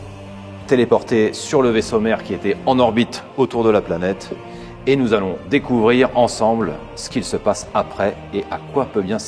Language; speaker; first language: French; native; French